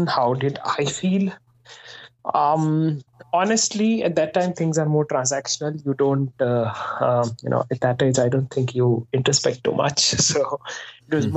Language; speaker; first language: English; non-native, local second language; Hindi